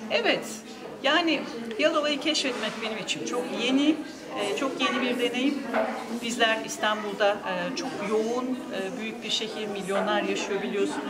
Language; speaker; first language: Turkish; native; Turkish